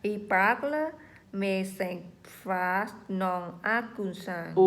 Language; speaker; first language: French; non-native, learner; Vietnamese